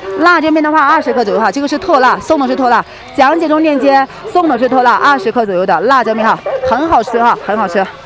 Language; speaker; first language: Chinese; native; Chinese